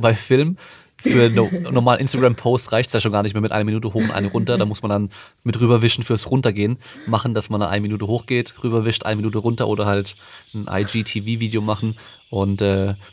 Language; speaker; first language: German; native; German